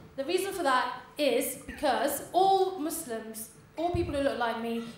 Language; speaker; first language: English; native; English